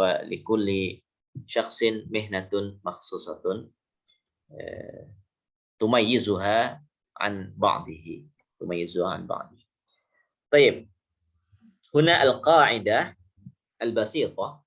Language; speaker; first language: Arabic; non-native, fluent; Indonesian